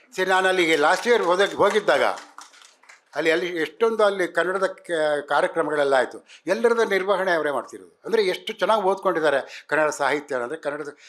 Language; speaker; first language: Kannada; native; Kannada